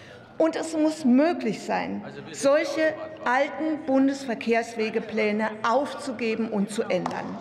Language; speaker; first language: German; native; German